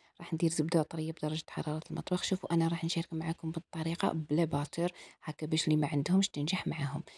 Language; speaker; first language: Arabic; native; Arabic